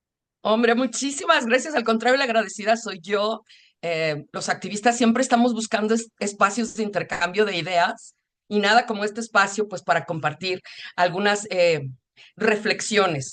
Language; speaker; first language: Spanish; native; Spanish